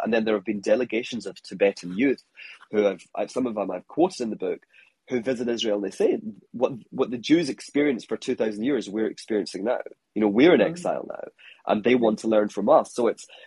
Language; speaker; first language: English; native; English